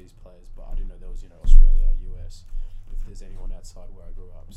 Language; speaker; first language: English; early bilingual, other home language; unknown